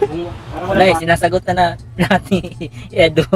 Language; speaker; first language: Filipino; native; Filipino